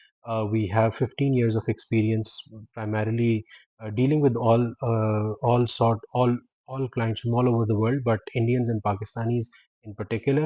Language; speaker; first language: English; non-native, local second language; Urdu